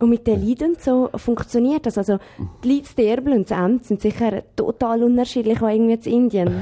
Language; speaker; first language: German; native; German